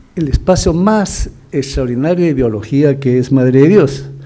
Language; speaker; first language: Spanish; native; Spanish